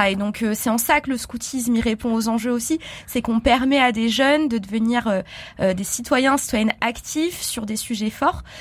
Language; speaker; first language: French; native; French